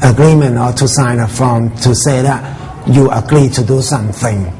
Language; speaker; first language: English; non-native, fluent; Thai